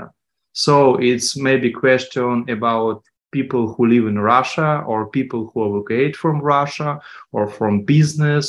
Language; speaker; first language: English; non-native, learner; Ukrainian